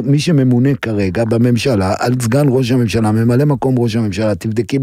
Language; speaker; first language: Hebrew; native; Hebrew